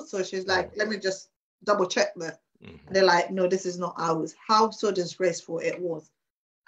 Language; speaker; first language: English; non-native, local second language; Krio